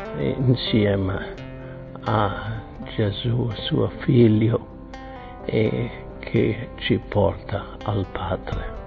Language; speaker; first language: Italian; non-native, fluent; German